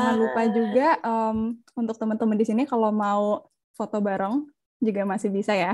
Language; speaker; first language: Indonesian; native; Indonesian